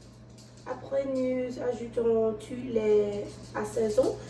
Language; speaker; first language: French; non-native, learner; English